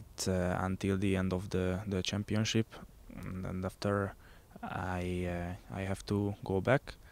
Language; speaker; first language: English; non-native, fluent; Hungarian